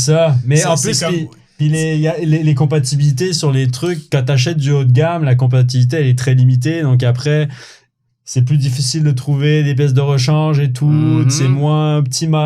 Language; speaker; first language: French; native; French